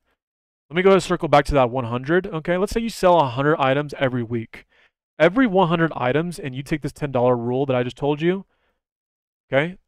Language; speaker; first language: English; native; English